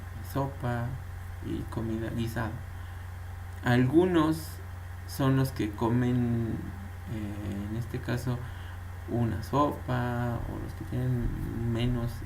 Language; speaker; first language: Spanish; native; Spanish